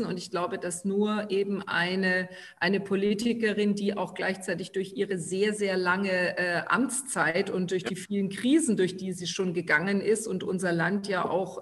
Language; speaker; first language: German; native; German